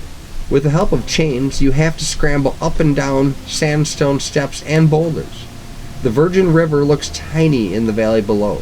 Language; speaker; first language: English; native; English